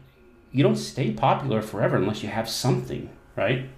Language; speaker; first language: English; native; English